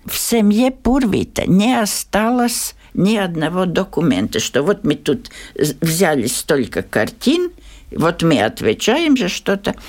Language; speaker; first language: Russian; native; Russian